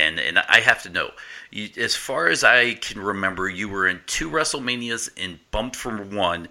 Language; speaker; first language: English; native; English